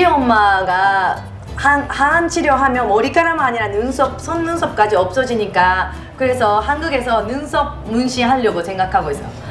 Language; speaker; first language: Korean; non-native, fluent; Japanese